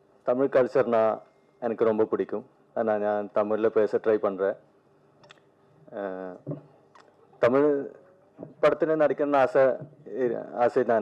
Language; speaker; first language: Tamil; non-native, learner; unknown